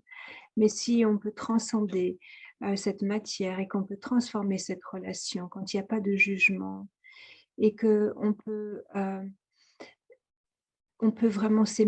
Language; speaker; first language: French; native; French